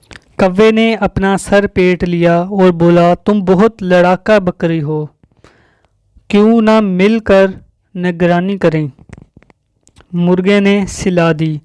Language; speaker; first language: Urdu; native; Urdu